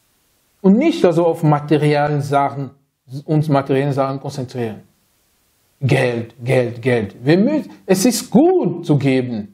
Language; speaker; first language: German; non-native, fluent; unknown